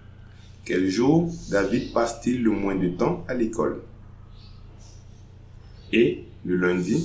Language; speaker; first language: French; non-native, fluent; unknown